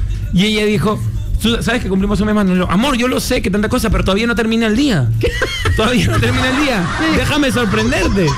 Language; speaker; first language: Spanish; native; Spanish